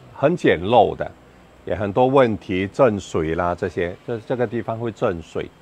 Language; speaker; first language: Chinese; native; Chinese